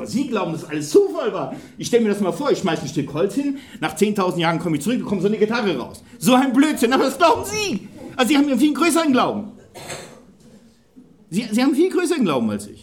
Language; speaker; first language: German; native; German